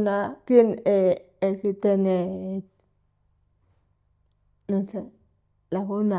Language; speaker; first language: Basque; non-native, local second language; Spanish